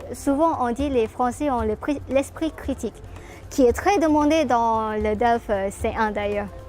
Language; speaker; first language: French; non-native, fluent; Chinese